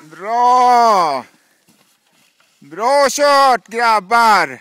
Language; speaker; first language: Swedish; native; Swedish